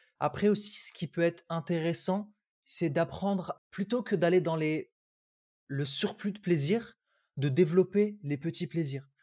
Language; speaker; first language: French; early bilingual, other home language; Arabic